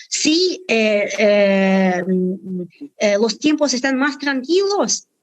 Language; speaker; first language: Spanish; non-native, fluent; Russian